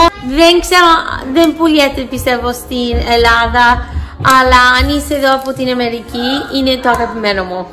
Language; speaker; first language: Greek; early bilingual, heritage; English